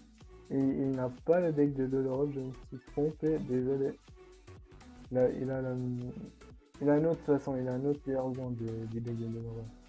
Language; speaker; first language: French; native; French